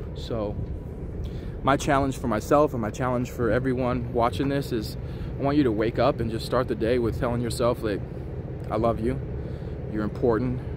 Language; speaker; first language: English; native; English